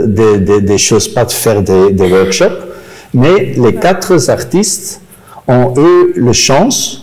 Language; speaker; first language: French; non-native, local second language; Dutch